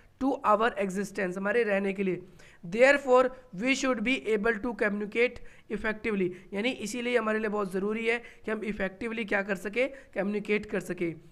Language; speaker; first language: Hindi; native; Hindi